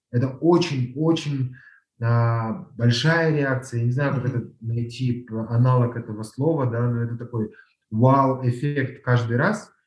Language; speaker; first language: Russian; native; Russian